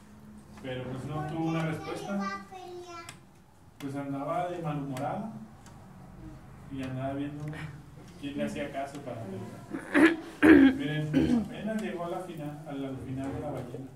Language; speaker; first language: Spanish; native; Spanish